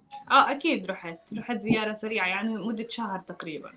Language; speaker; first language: Arabic; native; Arabic